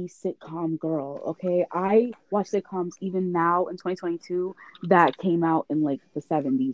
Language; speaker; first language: English; native; English